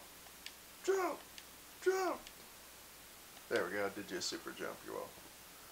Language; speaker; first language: English; native; English